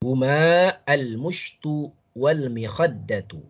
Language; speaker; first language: Arabic; non-native, fluent; Indonesian